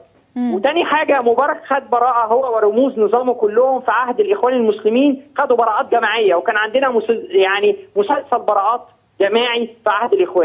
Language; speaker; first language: Arabic; native; Arabic